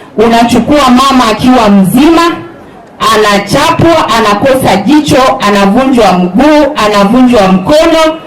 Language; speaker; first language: Swahili; non-native, local second language; Masai